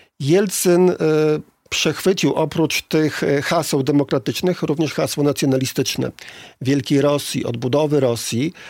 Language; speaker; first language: Polish; native; Polish